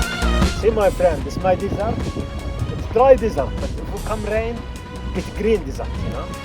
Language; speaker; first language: English; non-native, learner; Arabic